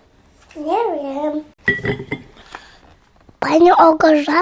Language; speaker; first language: Polish; early bilingual, heritage; Polish